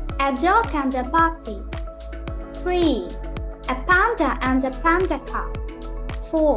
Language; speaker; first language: English; non-native, fluent; Ukrainian